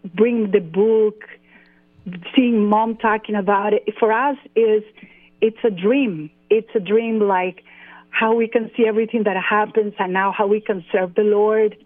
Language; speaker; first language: English; non-native, fluent; Spanish